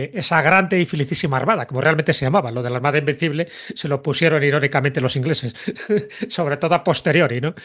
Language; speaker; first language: Spanish; native; Spanish